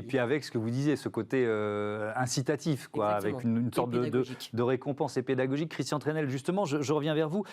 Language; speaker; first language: French; native; French